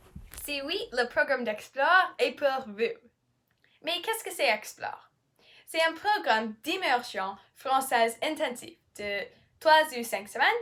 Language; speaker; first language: French; non-native, learner; English